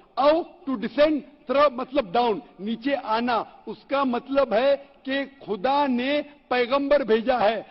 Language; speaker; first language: Hindi; non-native, local second language; Konkani